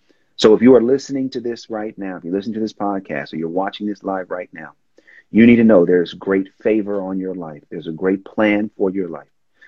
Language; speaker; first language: English; native; English